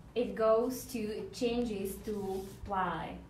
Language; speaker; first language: English; non-native, fluent; Czech